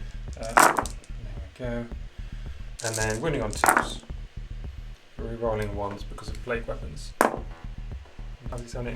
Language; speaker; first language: English; native; English